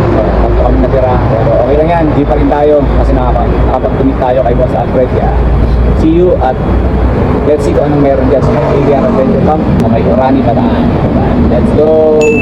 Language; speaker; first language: Filipino; native; Filipino